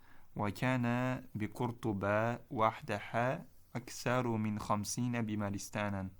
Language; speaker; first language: Arabic; non-native, fluent; Uzbek